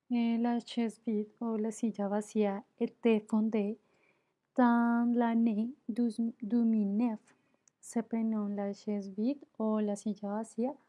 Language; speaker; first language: French; non-native, learner; Spanish